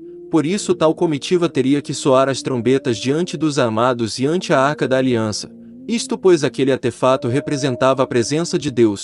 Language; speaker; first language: Portuguese; native; Portuguese